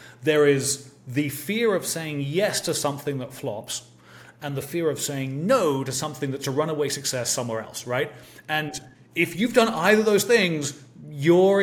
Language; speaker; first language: English; native; English